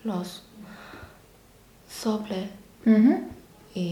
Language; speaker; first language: Spanish; non-native, learner; Chinese